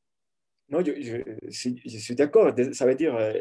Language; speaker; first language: French; non-native, fluent; Spanish